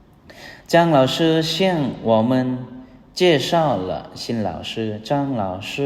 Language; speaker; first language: Chinese; non-native, fluent; Lao